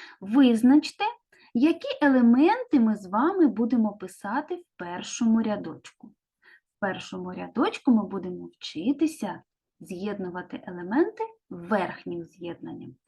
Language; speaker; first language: Ukrainian; native; Ukrainian